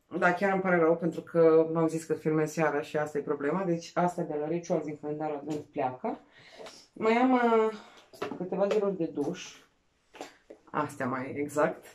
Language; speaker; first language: Romanian; non-native, local second language; Serbian